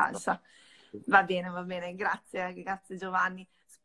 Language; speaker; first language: Italian; native; Italian